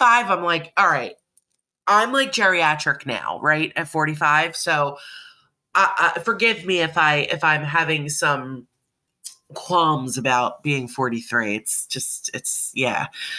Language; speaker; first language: English; native; English